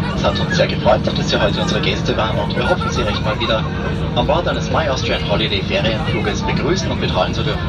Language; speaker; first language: German; native; German